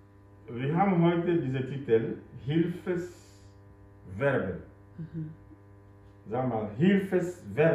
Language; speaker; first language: German; non-native, fluent; French